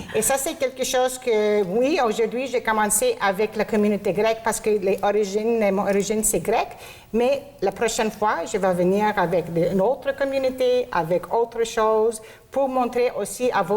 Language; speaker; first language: French; non-native, local second language; Greek